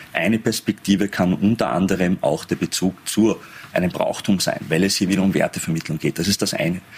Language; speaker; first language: German; early bilingual, other home language; Persian